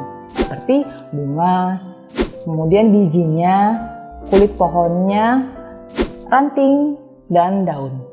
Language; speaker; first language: Indonesian; native; Indonesian